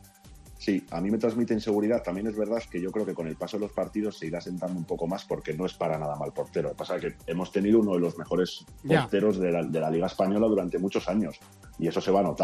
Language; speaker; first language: Spanish; native; Spanish